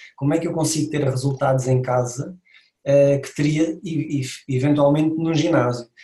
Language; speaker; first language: Portuguese; native; Portuguese